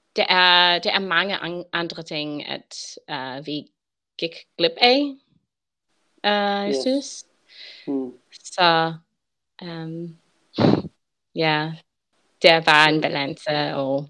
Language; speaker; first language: Danish; non-native, learner; English